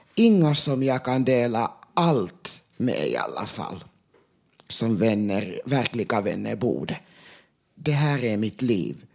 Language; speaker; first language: Swedish; non-native, local second language; Finnish